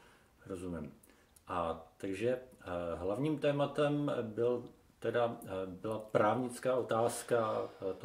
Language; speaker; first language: Czech; native; Czech